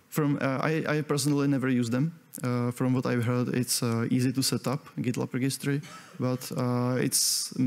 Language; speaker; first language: English; non-native, fluent; Czech